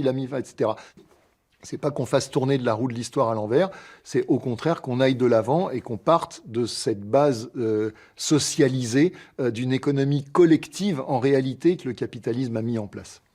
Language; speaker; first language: French; native; French